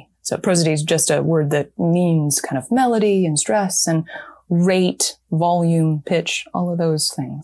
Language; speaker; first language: English; native; English